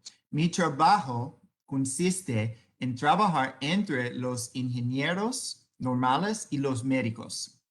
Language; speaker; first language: Spanish; non-native, fluent; English